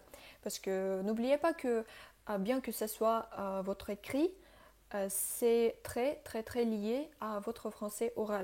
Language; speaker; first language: French; non-native, fluent; Russian